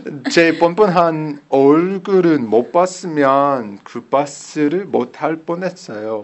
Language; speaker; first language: Korean; non-native, learner; English